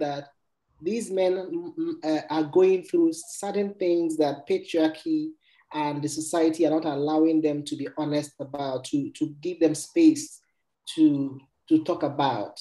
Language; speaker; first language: English; non-native, local second language; Igbo